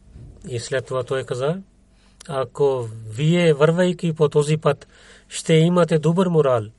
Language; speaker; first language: Bulgarian; non-native, learner; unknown